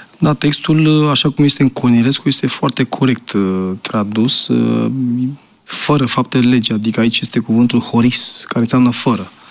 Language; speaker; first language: Romanian; native; Romanian